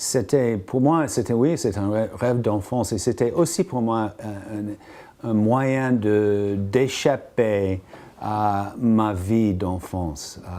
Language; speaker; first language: French; non-native, fluent; English